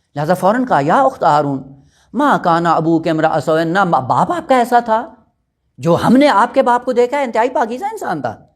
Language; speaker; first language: Urdu; non-native, local second language; Punjabi